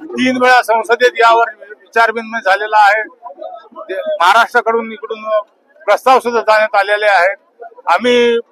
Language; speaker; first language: Marathi; non-native, local second language; Lambadi